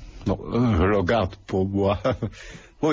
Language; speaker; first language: French; non-native, fluent; Lithuanian